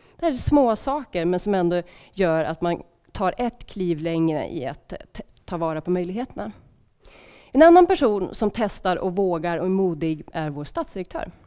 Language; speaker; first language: Swedish; native; Swedish